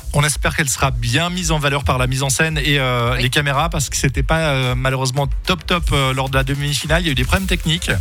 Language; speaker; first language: French; native; French